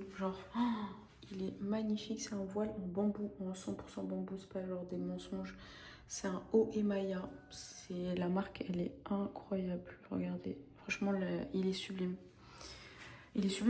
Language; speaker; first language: French; native; French